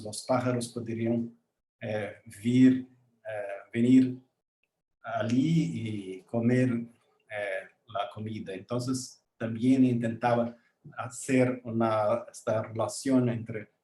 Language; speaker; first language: Spanish; non-native, learner; Portuguese